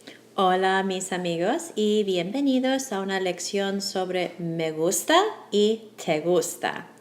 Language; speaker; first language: Spanish; non-native, fluent; English